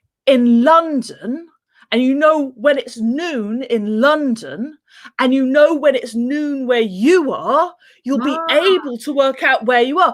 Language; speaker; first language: English; native; English